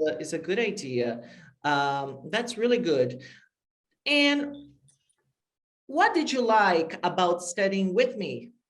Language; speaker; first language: English; non-native, fluent; Portuguese